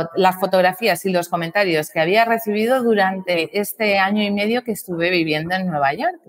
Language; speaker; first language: Spanish; native; Spanish